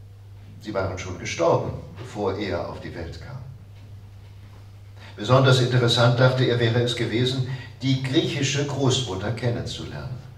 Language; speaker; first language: German; native; German